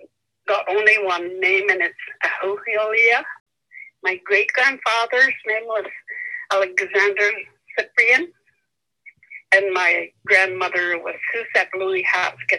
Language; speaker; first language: English; non-native, fluent; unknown